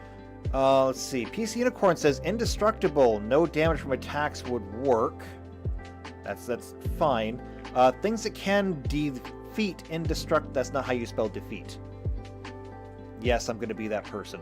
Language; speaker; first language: English; native; English